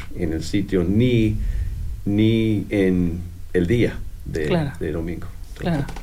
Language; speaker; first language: Spanish; non-native, fluent; English